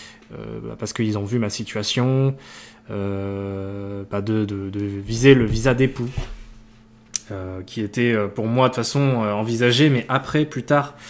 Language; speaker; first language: French; native; French